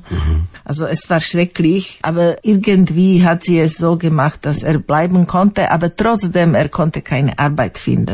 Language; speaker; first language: German; non-native, fluent; Slovak